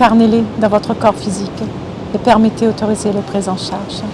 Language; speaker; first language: French; native; French